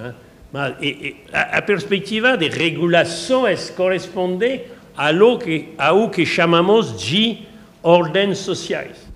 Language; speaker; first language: Portuguese; non-native, learner; French